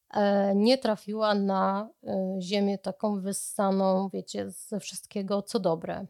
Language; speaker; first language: Polish; native; Polish